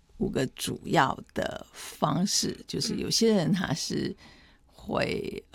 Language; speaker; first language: Chinese; native; Chinese